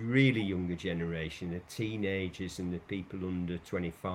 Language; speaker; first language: English; native; English